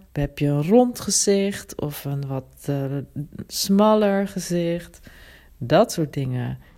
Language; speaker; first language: Dutch; native; Dutch